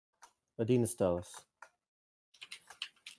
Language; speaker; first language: Russian; non-native, learner; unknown